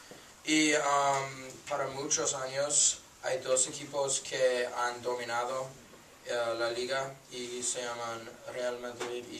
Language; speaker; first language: Spanish; non-native, learner; English